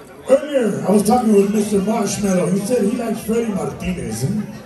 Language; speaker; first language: English; early bilingual, other home language; Spanish